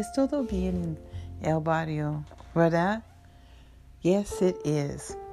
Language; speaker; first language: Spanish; non-native, learner; English